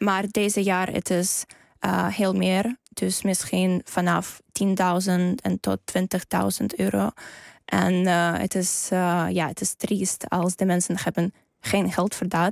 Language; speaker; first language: Dutch; non-native, learner; Ukrainian